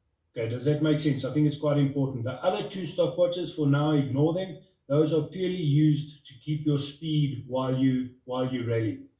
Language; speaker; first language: English; non-native, local second language; Afrikaans